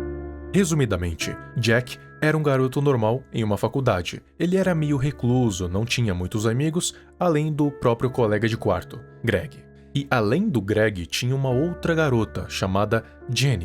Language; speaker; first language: Portuguese; native; Portuguese